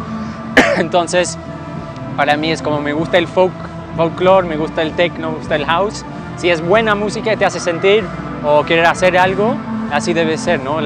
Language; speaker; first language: Spanish; non-native, fluent; English